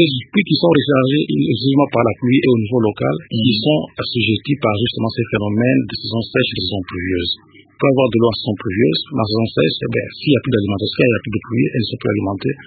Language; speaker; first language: French; non-native, local second language; Lingala